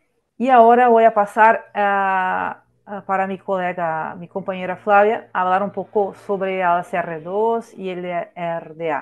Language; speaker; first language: Spanish; non-native, fluent; Portuguese